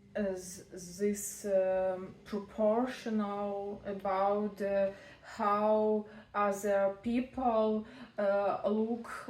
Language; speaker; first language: English; non-native, learner; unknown